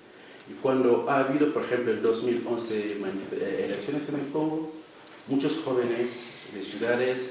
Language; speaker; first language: Spanish; non-native, fluent; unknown